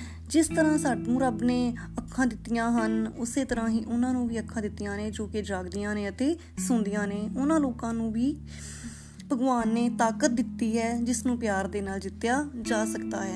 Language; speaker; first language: Punjabi; native; Punjabi